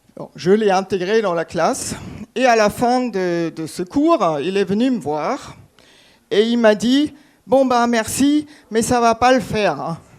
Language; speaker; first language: French; non-native, fluent; German